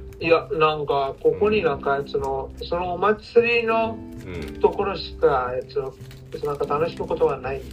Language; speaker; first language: Japanese; non-native, learner; Bangla